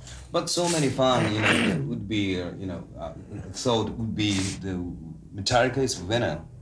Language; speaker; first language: English; non-native, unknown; Japanese